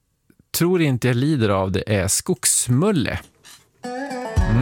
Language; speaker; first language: Swedish; native; Swedish